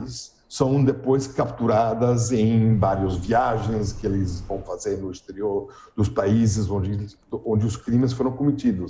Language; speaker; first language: Portuguese; non-native, fluent; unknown